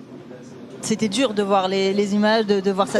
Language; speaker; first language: French; native; French